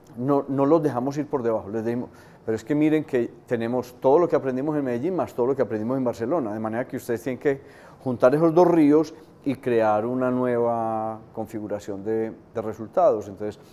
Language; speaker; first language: Spanish; native; Spanish